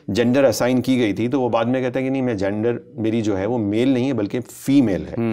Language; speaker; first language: Urdu; native; Urdu